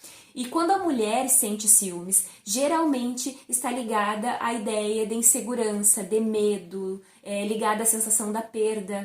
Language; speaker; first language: Portuguese; native; Portuguese